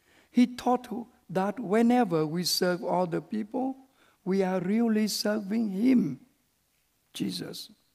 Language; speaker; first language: English; early bilingual, other home language; Vietnamese